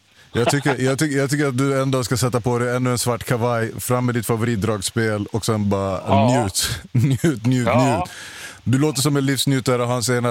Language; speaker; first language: Swedish; native; Swedish